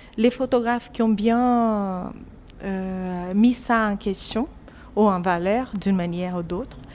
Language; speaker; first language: French; non-native, fluent; Portuguese